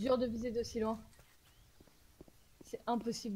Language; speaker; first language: French; native; French